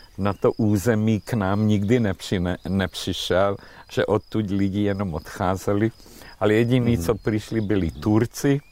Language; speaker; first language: Czech; non-native, fluent; Hungarian